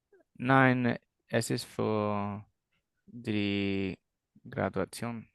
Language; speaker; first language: German; non-native, learner; Spanish